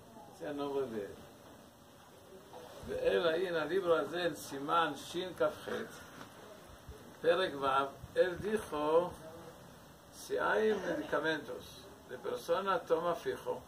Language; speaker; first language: Spanish; non-native, learner; Hebrew